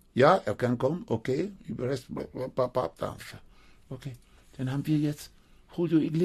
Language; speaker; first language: German; non-native, fluent; Spanish